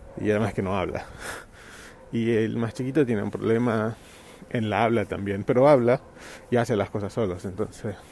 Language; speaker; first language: Spanish; non-native, fluent; Portuguese